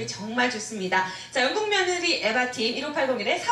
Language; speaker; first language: Korean; native; Korean